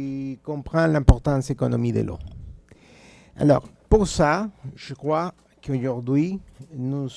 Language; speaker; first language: French; non-native, fluent; Spanish